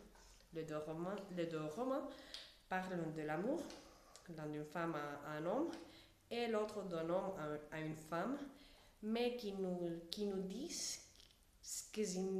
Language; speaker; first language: French; non-native, learner; Spanish